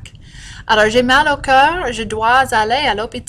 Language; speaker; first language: French; non-native, fluent; English